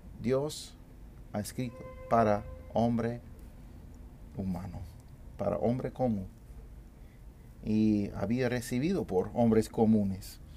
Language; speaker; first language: Spanish; non-native, fluent; English